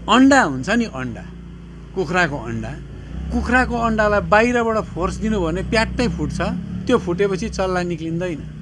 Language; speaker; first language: Nepali; native; Nepali